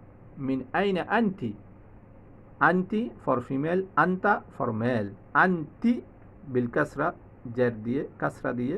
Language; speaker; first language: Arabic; non-native, fluent; Bangla